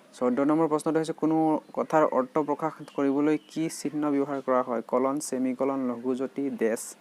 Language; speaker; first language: Assamese; native; Assamese